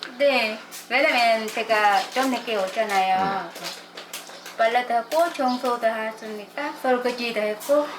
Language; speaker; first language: Korean; non-native, learner; Khmer